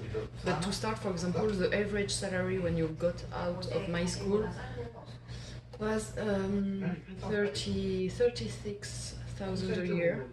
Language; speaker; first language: English; non-native, fluent; French